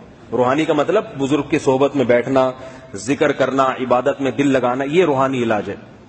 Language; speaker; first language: Urdu; native; Urdu